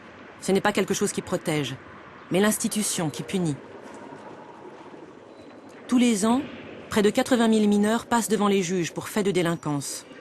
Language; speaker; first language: French; native; French